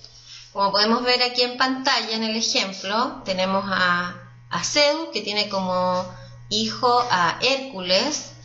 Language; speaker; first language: Spanish; native; Spanish